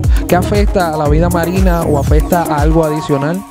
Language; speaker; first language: Spanish; native; Spanish